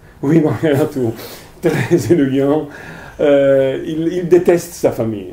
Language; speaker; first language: French; non-native, fluent; Italian